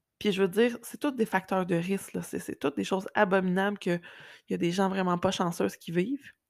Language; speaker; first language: French; native; French